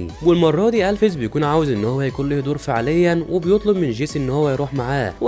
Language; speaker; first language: Arabic; native; Arabic